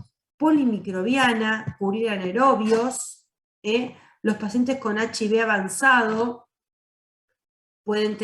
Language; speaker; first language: Spanish; native; Spanish